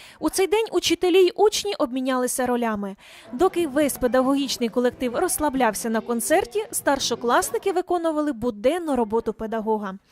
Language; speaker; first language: Ukrainian; native; Ukrainian